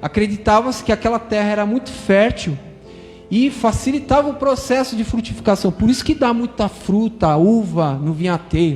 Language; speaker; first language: Portuguese; native; Portuguese